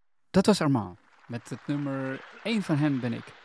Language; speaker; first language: Dutch; native; Dutch